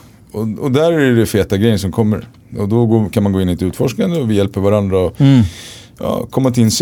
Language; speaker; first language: Swedish; native; Swedish